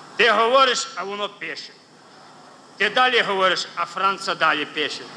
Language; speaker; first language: Ukrainian; native; Ukrainian